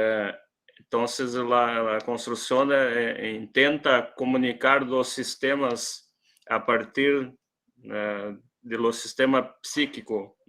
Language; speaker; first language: Portuguese; non-native, learner; Spanish